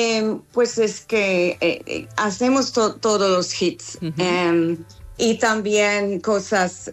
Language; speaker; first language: Spanish; non-native, fluent; English